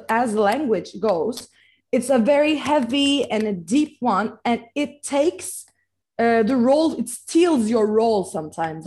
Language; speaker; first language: English; non-native, fluent; Turkish